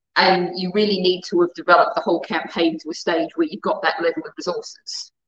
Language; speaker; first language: English; native; English